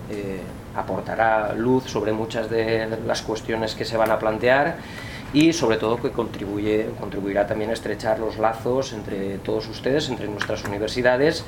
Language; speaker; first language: Spanish; native; Spanish